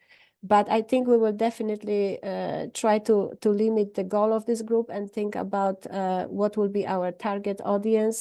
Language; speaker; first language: English; non-native, fluent; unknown